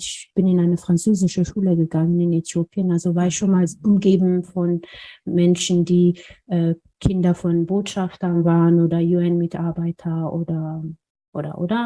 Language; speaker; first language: German; non-native, fluent; Amharic